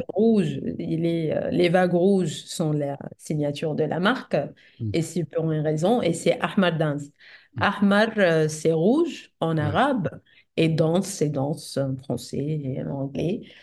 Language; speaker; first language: French; non-native, fluent; Arabic